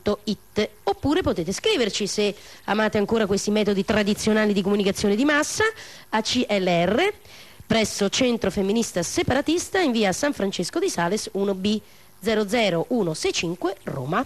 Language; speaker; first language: Italian; native; Italian